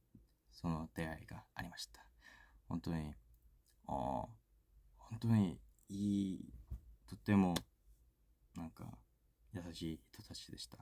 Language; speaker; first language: Japanese; non-native, fluent; Korean